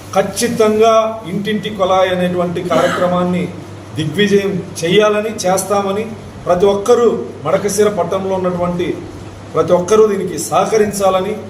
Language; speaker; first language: Telugu; native; Telugu